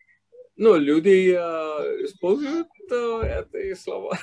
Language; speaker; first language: Russian; non-native, fluent; English